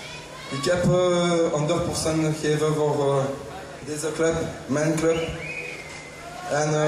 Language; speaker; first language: Dutch; non-native, local second language; French